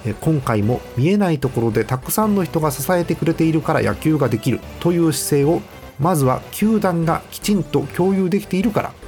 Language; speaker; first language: Japanese; native; Japanese